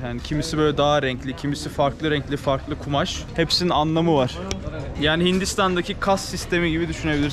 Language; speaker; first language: Turkish; native; Turkish